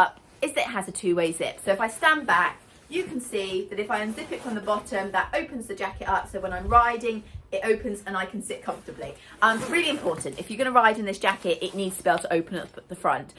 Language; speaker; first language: English; native; English